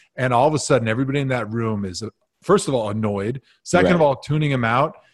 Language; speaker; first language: English; native; English